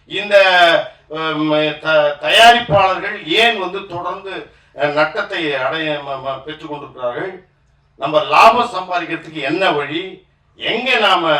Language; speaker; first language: Tamil; native; Tamil